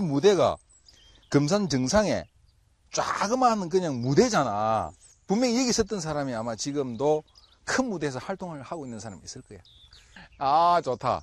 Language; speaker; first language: Korean; native; Korean